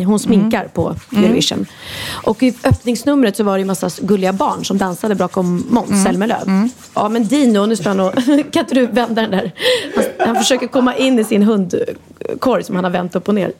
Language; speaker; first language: Swedish; native; Swedish